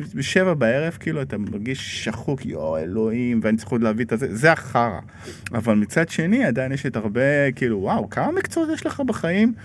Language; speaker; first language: Hebrew; native; Hebrew